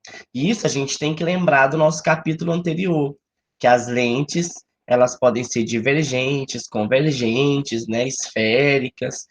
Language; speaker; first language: Portuguese; native; Portuguese